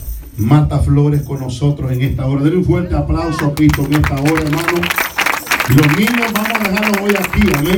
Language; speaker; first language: Spanish; native; Spanish